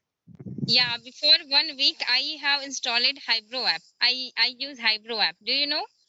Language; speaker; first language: English; non-native, learner; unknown